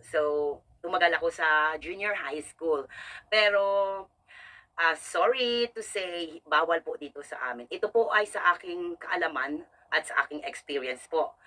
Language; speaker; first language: Filipino; native; Filipino